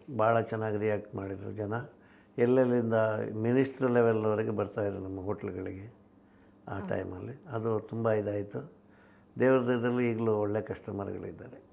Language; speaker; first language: Kannada; non-native, local second language; Konkani